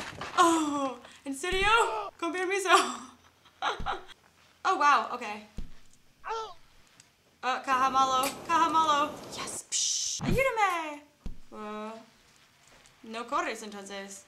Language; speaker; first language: Spanish; non-native, learner; English